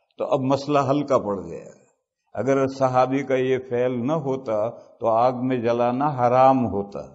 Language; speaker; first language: Urdu; non-native, local second language; Gujarati